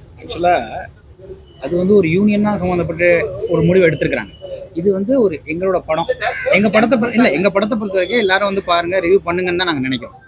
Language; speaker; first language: Tamil; native; Tamil